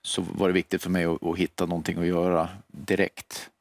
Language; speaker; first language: Swedish; native; Swedish